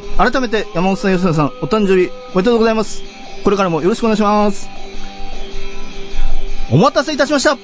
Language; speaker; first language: Japanese; native; Japanese